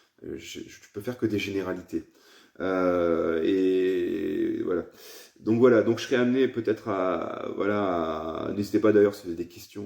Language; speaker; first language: French; native; French